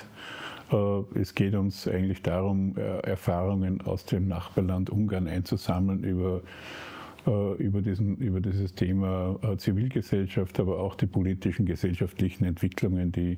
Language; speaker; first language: German; native; German